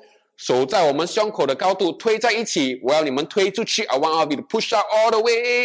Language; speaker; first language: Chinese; native; Chinese